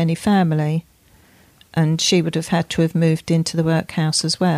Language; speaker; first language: English; native; English